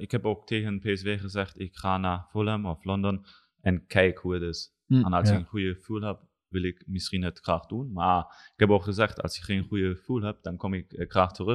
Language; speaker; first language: Dutch; non-native, learner; German